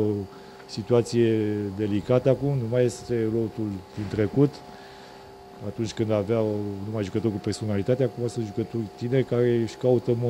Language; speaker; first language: Romanian; native; Romanian